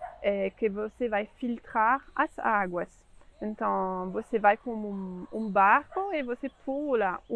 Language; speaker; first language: Portuguese; non-native, fluent; French